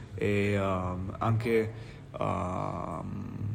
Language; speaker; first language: Italian; non-native, fluent; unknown